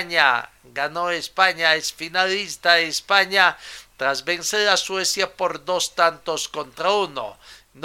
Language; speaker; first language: Spanish; native; Spanish